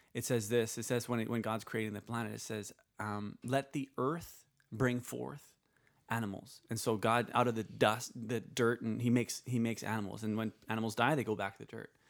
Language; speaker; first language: English; early bilingual, other home language; Icelandic